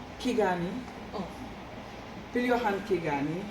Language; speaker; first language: Korean; non-native, learner; Wolof